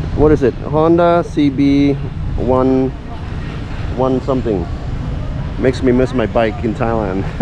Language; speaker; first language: English; non-native, fluent; Thai